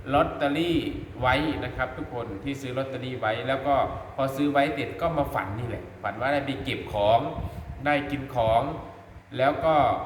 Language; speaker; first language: Thai; non-native, local second language; Northeastern Thai